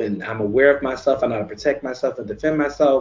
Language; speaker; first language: English; native; English